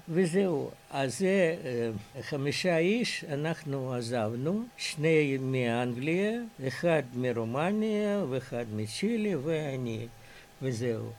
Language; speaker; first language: Hebrew; non-native, fluent; Russian